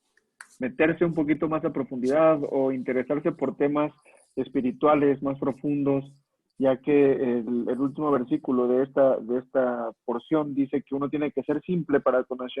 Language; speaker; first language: Spanish; native; Spanish